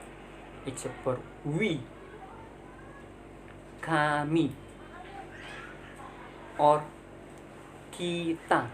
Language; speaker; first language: English; non-native, learner; Indonesian